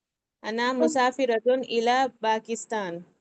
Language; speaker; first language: Arabic; non-native, learner; Urdu